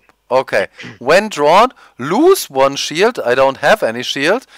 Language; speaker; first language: English; non-native, fluent; German